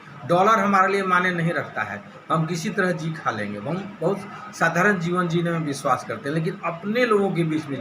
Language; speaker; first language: Hindi; native; Hindi